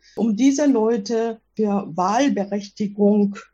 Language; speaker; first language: German; non-native, fluent; Japanese